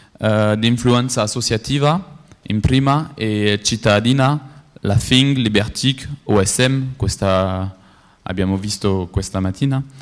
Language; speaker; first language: Italian; non-native, learner; French